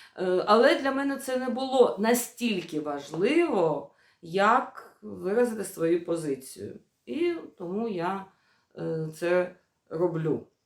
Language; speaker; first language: Ukrainian; non-native, local second language; Russian